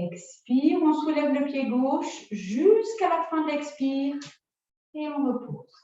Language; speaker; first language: French; native; French